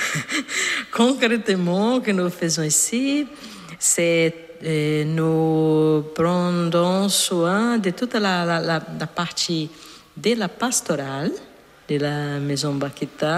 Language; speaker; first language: French; non-native, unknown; Portuguese